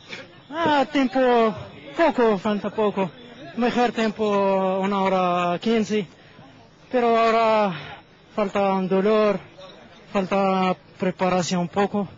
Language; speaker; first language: Spanish; non-native, learner; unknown